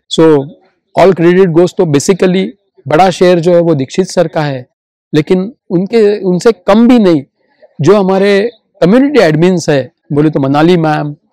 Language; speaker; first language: Hindi; non-native, local second language; Marathi